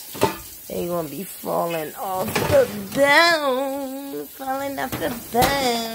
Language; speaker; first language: English; native; English